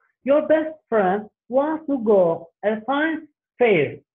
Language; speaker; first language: English; non-native, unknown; Turkish